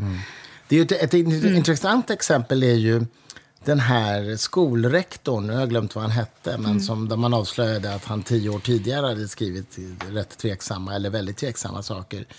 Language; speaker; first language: Swedish; native; Swedish